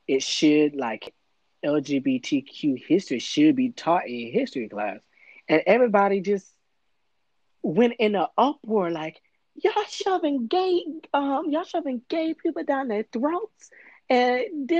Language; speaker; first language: English; native; English